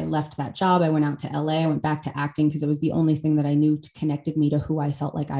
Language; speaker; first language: English; native; English